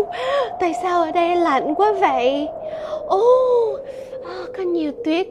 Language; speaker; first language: Vietnamese; early bilingual, heritage; Vietnamese